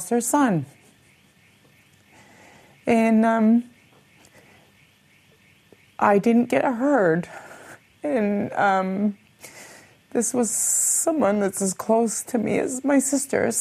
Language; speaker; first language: English; native; English